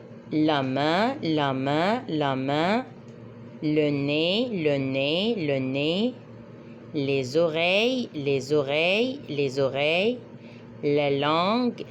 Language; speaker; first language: French; non-native, fluent; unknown